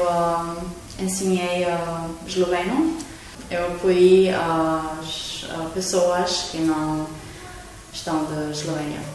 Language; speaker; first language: Portuguese; non-native, learner; Slovenian